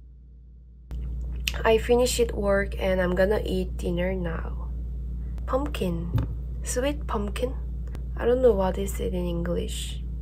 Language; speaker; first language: English; non-native, learner; Korean